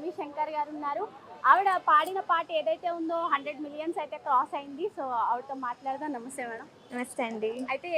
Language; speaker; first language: Telugu; native; Telugu